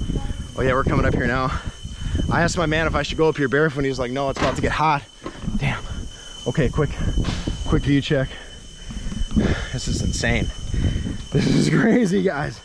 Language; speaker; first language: English; native; English